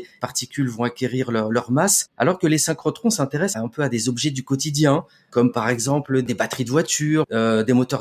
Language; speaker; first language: French; native; French